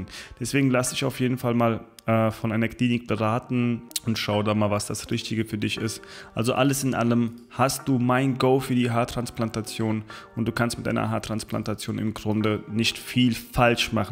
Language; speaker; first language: German; native; German